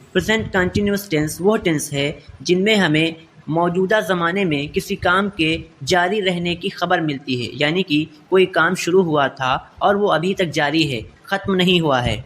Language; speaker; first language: Urdu; native; Urdu